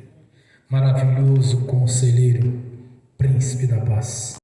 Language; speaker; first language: Portuguese; native; Portuguese